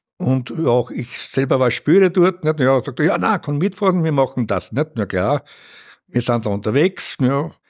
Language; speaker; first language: German; native; German